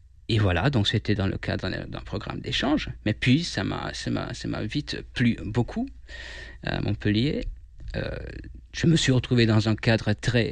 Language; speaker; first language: French; non-native, fluent; Hungarian